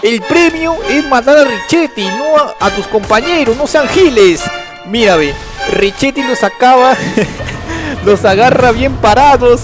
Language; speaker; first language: Spanish; native; Spanish